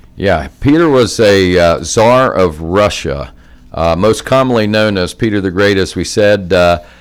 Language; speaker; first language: English; native; English